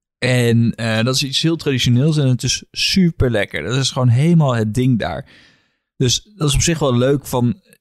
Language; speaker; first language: Dutch; native; Dutch